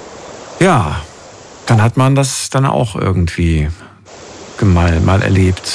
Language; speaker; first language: German; native; German